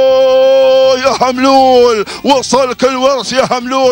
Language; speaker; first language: Arabic; native; Arabic